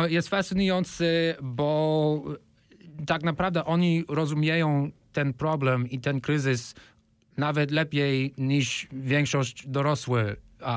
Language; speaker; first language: Polish; non-native, fluent; English